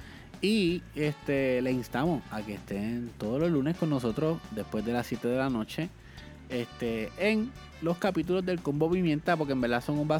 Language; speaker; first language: Spanish; native; Spanish